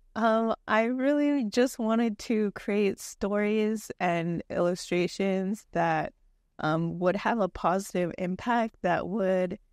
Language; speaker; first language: English; native; English